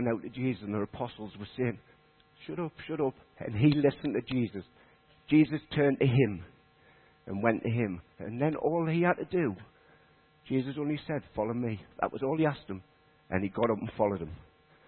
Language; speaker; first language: English; native; English